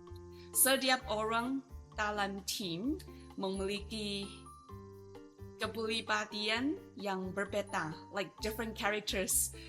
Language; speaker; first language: Indonesian; non-native, fluent; Chinese